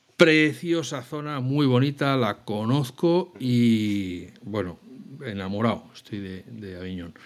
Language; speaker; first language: Spanish; native; Spanish